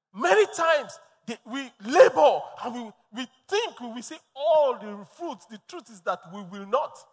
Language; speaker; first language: English; non-native, local second language; Yoruba